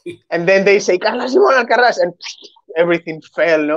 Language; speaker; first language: English; non-native, fluent; Spanish